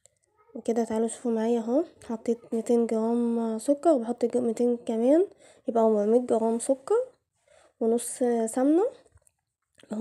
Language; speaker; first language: Arabic; native; Arabic